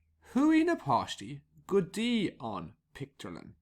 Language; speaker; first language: Irish; non-native, local second language; English